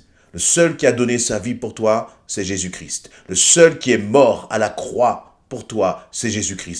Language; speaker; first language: French; native; French